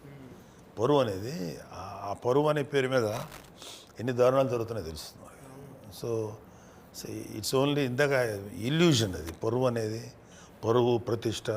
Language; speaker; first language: Telugu; native; Telugu